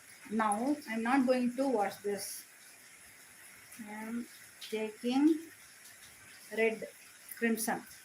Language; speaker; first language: English; non-native, local second language; Tamil